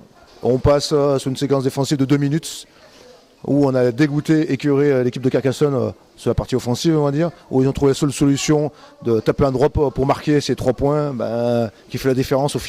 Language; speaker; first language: French; native; French